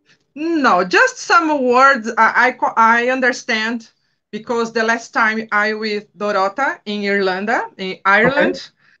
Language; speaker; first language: English; non-native, learner; Portuguese